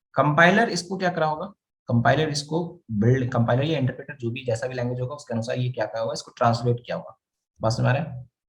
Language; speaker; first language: Hindi; native; Hindi